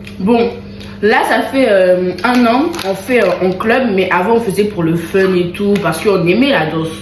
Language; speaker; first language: French; native; French